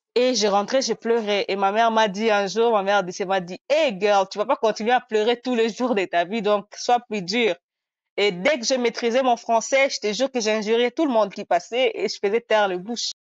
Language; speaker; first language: French; non-native, local second language; Nande